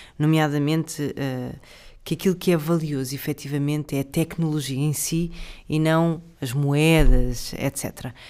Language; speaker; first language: Portuguese; native; Portuguese